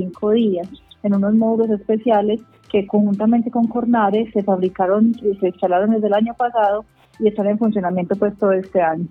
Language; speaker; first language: Spanish; native; Spanish